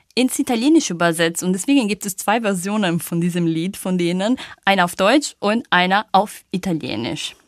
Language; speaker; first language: German; non-native, fluent; Italian